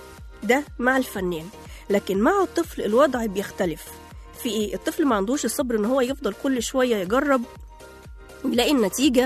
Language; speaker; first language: Arabic; native; Arabic